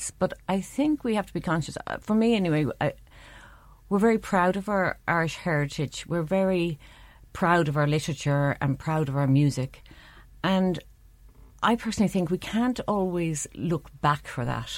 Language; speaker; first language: English; native; English